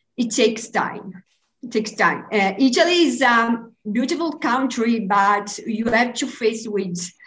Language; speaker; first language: English; non-native, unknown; Italian